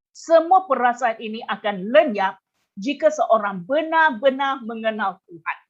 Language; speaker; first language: Malay; non-native, local second language; Chinese